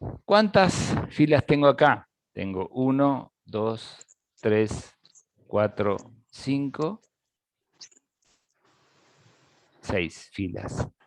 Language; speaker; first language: Spanish; native; Spanish